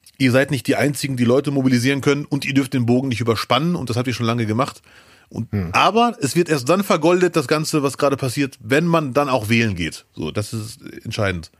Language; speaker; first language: German; early bilingual, other home language; Arabic